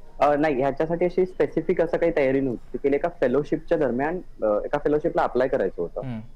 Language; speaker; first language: Marathi; native; Marathi